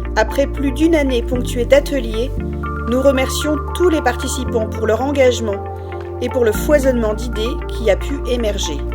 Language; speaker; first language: French; native; French